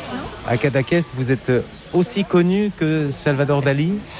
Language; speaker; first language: French; native; French